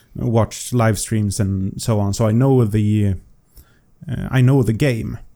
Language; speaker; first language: English; non-native, fluent; Swedish